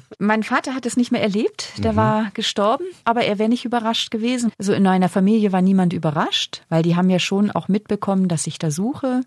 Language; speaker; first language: German; native; German